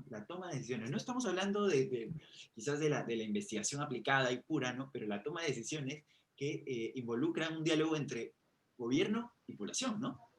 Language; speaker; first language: Spanish; native; Spanish